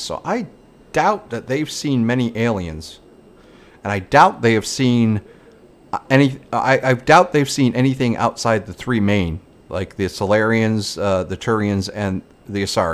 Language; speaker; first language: English; native; English